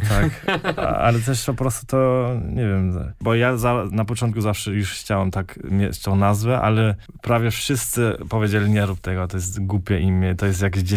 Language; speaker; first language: Polish; early bilingual, heritage; Polish